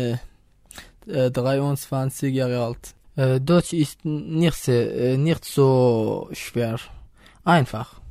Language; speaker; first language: German; non-native, learner; Arabic